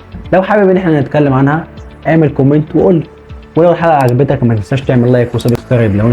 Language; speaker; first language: Arabic; native; Arabic